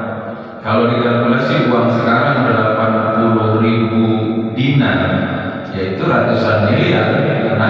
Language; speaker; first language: Indonesian; native; Indonesian